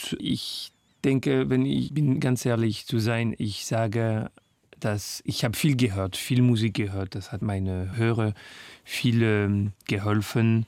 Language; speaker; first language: German; non-native, learner; French